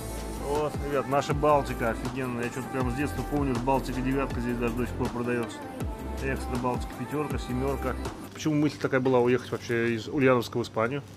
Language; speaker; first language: Russian; native; Russian